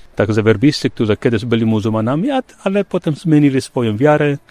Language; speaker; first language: Polish; non-native, fluent; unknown